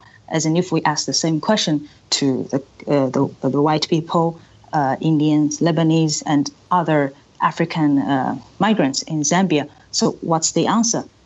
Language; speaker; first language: English; non-native, local second language; Chinese